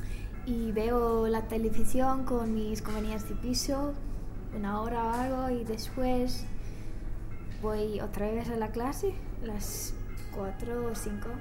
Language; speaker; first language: Spanish; non-native, learner; English